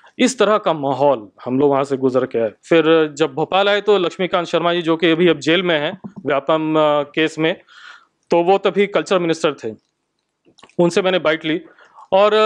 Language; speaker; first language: Hindi; native; Hindi